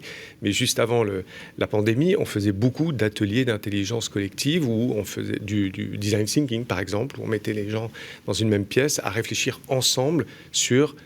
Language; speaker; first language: French; native; French